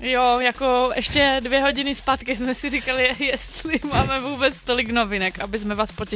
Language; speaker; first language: Czech; native; Czech